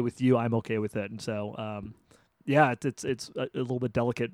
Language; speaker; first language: English; native; English